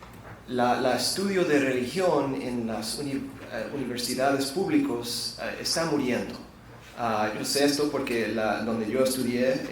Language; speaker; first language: Spanish; non-native, fluent; English